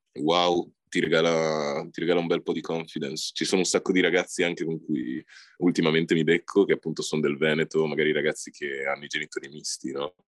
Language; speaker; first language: Italian; early bilingual, other home language; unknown